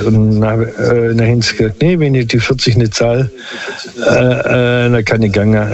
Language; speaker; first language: German; non-native, local second language; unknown